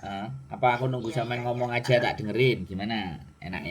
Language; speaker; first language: Indonesian; non-native, local second language; Javanese